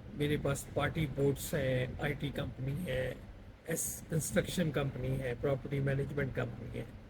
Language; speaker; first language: Hindi; non-native, local second language; Punjabi